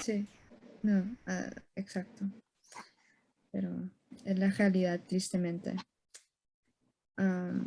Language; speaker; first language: Spanish; early bilingual, heritage; Spanish